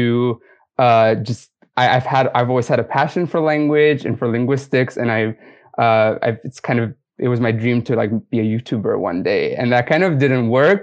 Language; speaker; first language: English; non-native, fluent; Romanian